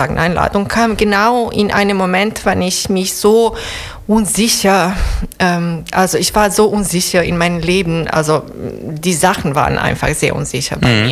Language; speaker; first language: German; non-native, fluent; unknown